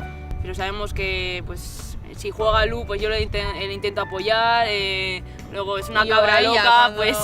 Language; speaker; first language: Spanish; native; Spanish